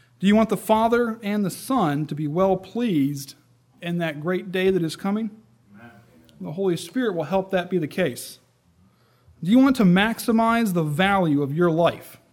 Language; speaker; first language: English; native; English